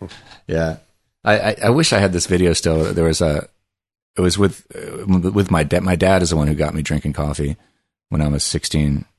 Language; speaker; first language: English; early bilingual, other home language; Italian